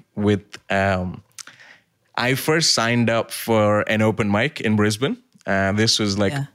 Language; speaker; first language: English; early bilingual, other home language; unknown